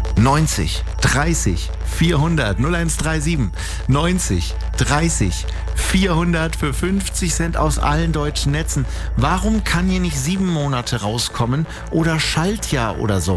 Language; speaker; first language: German; native; German